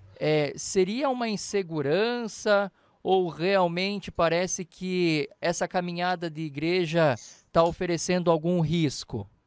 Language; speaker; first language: Portuguese; native; Portuguese